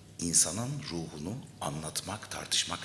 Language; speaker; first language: Turkish; native; Turkish